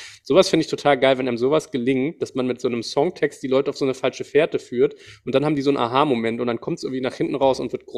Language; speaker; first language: German; native; German